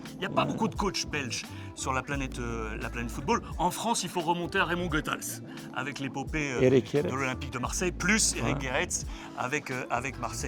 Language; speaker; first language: French; native; French